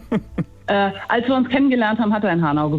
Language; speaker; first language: German; native; German